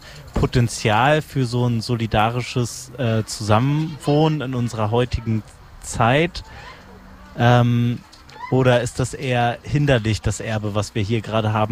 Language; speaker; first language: German; native; German